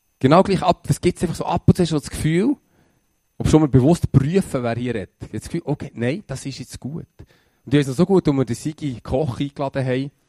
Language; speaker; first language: German; native; German